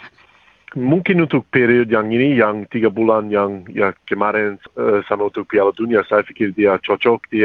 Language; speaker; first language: Indonesian; early bilingual, heritage; English